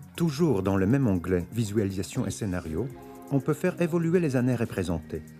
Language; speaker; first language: French; native; French